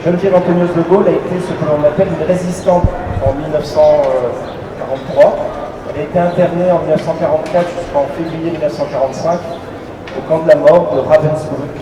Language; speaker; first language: French; native; French